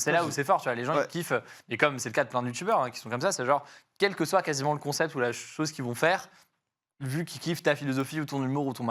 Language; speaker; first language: French; native; French